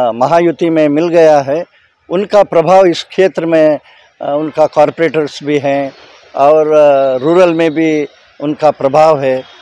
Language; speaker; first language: Hindi; non-native, local second language; Kannada